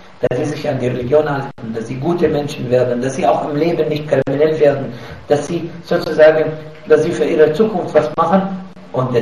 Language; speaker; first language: German; non-native, fluent; Arabic